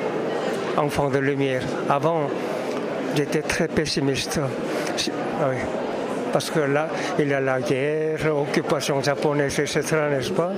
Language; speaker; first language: French; non-native, fluent; Korean